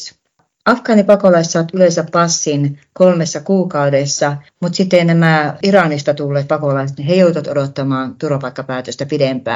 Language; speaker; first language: Finnish; native; Finnish